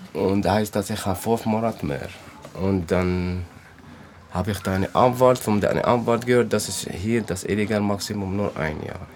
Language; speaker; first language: German; non-native, learner; Arabic